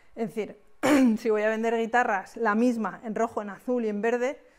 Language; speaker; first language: Spanish; native; Spanish